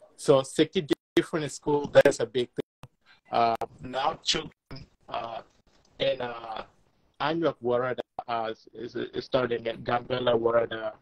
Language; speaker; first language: English; non-native, fluent; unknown